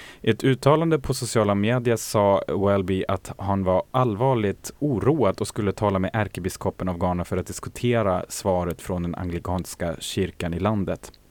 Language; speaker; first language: Swedish; native; Swedish